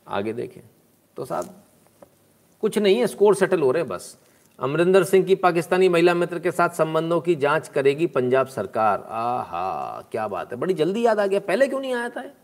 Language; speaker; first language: Hindi; native; Hindi